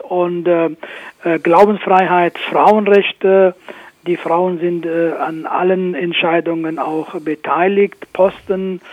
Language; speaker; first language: German; non-native, fluent; Kurdish